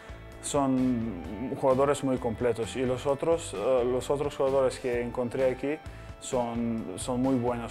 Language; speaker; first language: Spanish; non-native, fluent; Bulgarian